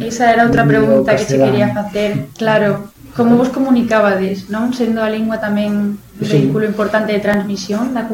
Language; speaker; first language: Galician; native; Galician